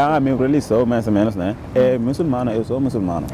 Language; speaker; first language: Portuguese; non-native, learner; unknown